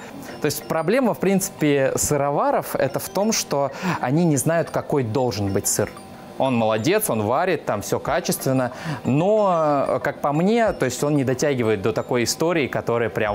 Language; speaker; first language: Russian; native; Russian